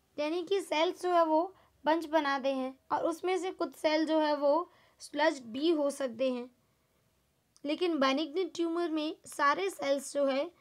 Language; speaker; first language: Hindi; non-native, local second language; Gujarati